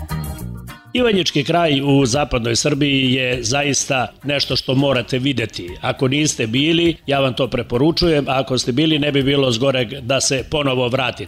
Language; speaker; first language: Serbian; native; Serbian